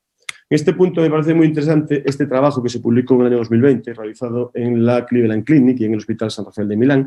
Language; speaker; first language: Spanish; native; Spanish